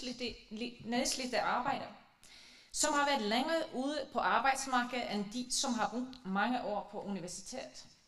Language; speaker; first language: Danish; non-native, fluent; Icelandic